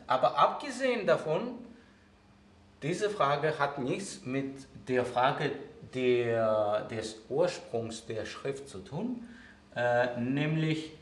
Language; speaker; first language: German; non-native, fluent; Greek